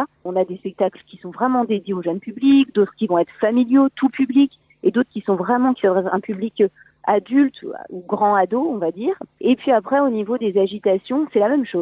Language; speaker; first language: French; native; French